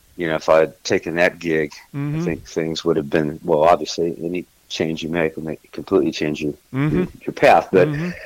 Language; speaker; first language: English; native; English